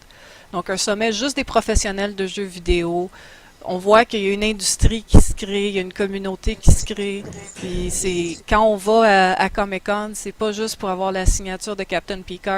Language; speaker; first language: French; native; French